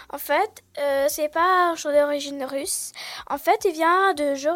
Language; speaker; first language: French; non-native, learner; Russian